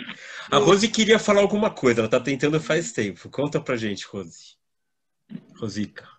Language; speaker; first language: Portuguese; native; Portuguese